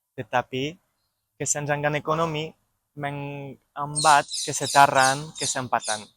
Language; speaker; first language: Indonesian; non-native, learner; French